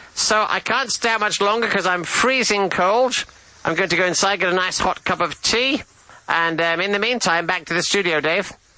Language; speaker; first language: English; native; English